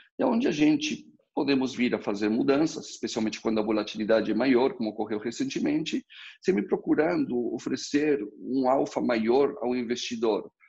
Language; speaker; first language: Portuguese; early bilingual, other home language; Spanish